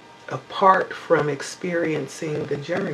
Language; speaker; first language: English; native; English